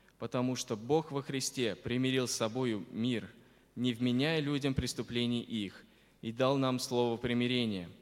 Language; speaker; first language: Russian; native; Russian